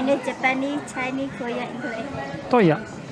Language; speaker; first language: English; non-native, learner; Burmese